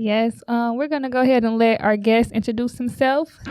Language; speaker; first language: English; native; English